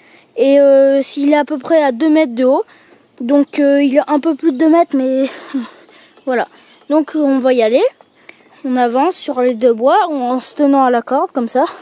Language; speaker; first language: French; native; French